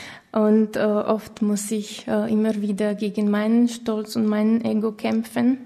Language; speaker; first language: German; non-native, fluent; Slovak